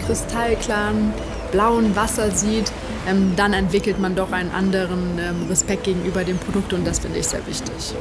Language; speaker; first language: German; native; German